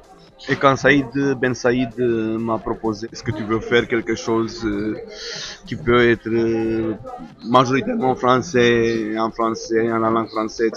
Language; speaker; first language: French; non-native, fluent; Romanian